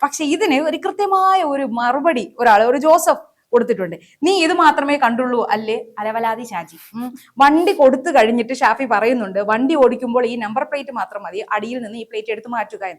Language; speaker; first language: Malayalam; native; Malayalam